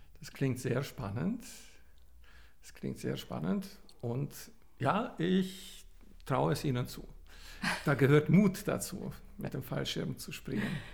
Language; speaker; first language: German; native; German